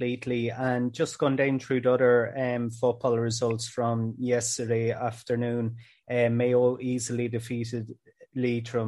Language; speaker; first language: English; native; English